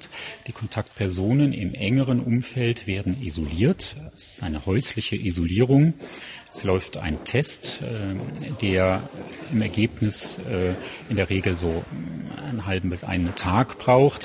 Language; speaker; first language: German; native; German